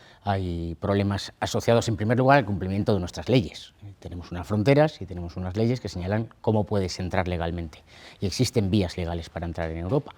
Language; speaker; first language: Spanish; native; Spanish